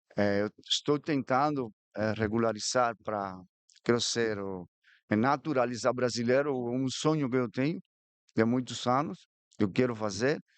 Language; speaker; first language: Portuguese; non-native, fluent; Spanish